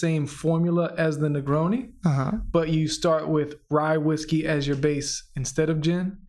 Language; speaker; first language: English; native; English